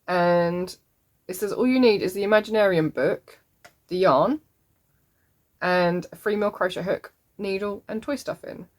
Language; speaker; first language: English; native; English